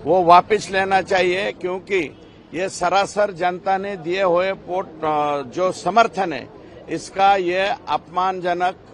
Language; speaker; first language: Hindi; non-native, local second language; Marathi